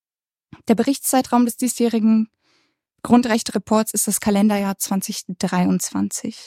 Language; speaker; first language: German; native; German